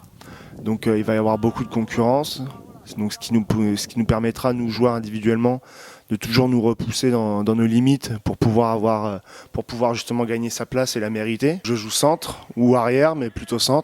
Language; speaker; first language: French; native; French